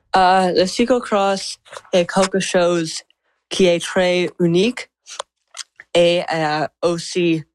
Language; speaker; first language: French; non-native, learner; English